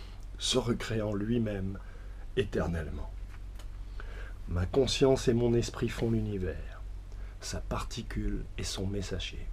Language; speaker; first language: French; native; French